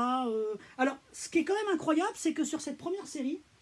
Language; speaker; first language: French; native; French